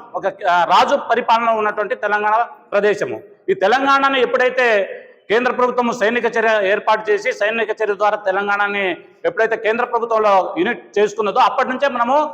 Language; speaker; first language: Telugu; non-native, local second language; Lambadi